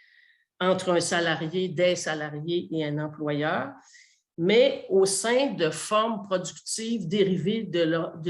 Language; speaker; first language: French; native; French